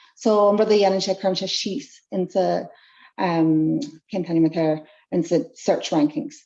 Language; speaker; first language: Irish; non-native, local second language; English